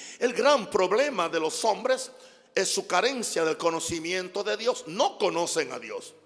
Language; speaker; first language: Spanish; non-native, fluent; English